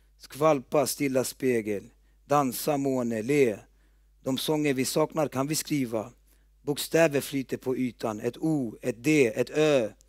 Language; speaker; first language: Swedish; early bilingual, other home language; Turoyo